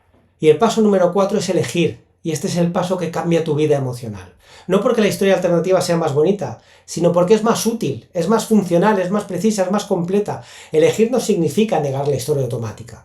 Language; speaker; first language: Spanish; native; Spanish